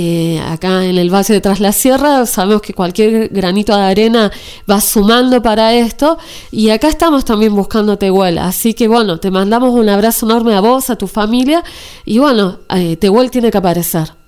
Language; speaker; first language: Spanish; native; Spanish